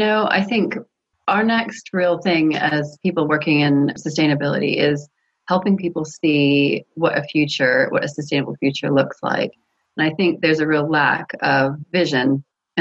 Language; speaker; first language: English; native; English